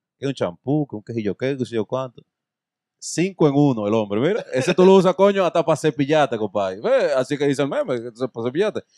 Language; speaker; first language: Spanish; native; Spanish